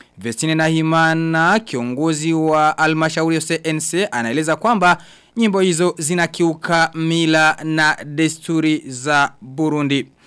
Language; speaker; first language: Swahili; non-native, local second language; Rundi